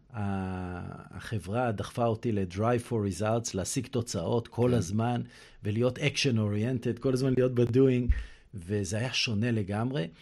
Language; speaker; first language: Hebrew; native; Hebrew